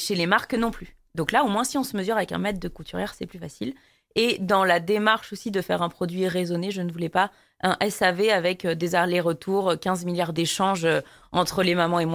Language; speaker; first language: French; native; French